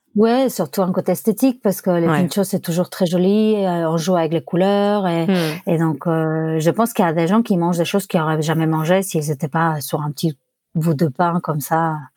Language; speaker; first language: French; non-native, fluent; Spanish